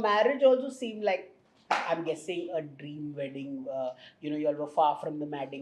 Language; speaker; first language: English; non-native, local second language; Hindi